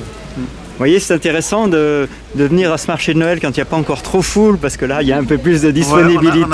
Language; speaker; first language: French; native; French